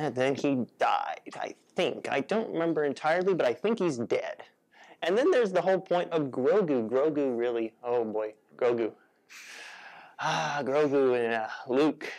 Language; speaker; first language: English; native; English